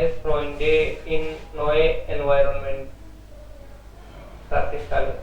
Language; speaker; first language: German; non-native, learner; Hindi